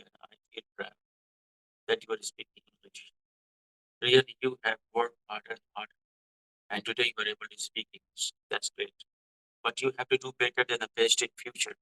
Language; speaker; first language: English; non-native, fluent; Hindi